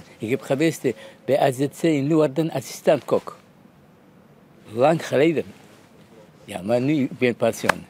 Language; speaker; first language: Dutch; non-native, learner; Somali